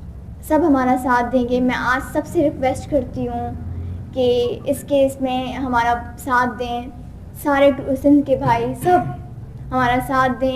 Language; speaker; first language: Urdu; non-native, local second language; Sindhi